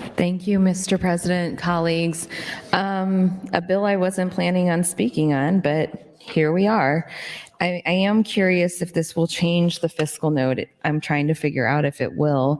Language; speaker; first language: English; native; English